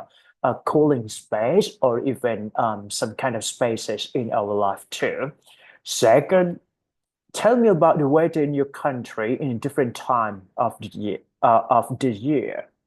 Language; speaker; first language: English; non-native, fluent; Thai